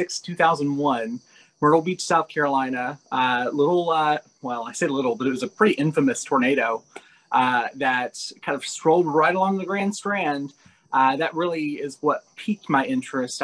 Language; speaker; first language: English; native; English